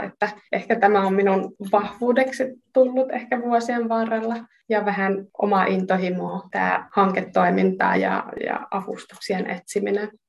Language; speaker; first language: Finnish; non-native, fluent; Hungarian